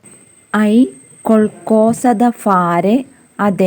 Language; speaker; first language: Italian; non-native, learner; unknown